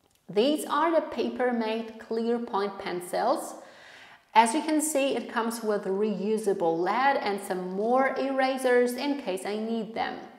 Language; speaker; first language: English; non-native, fluent; Polish